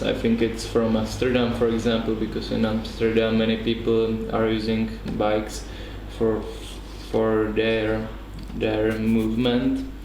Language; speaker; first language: English; non-native, learner; Czech